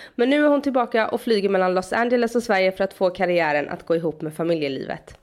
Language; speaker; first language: Swedish; native; Swedish